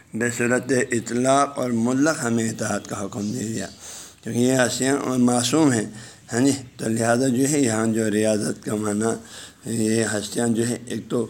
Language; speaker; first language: Urdu; non-native, local second language; Balti